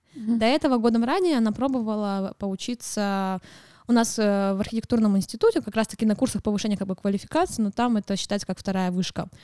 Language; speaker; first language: Russian; native; Russian